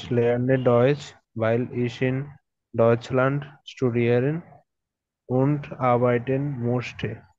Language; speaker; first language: German; non-native, learner; Bangla